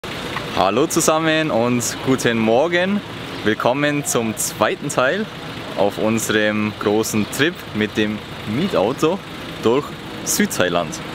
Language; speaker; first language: German; native; German